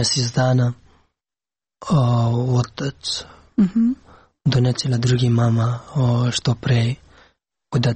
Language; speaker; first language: Serbian; non-native, learner; Pashto